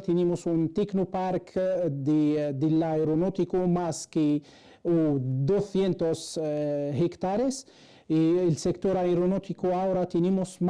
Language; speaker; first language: Spanish; non-native, fluent; Arabic